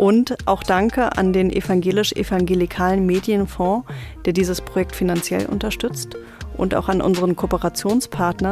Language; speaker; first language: German; native; German